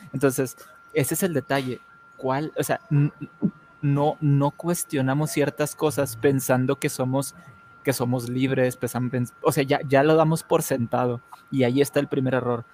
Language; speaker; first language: Spanish; native; Spanish